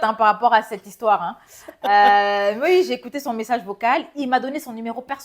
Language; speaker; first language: French; non-native, local second language; Bambara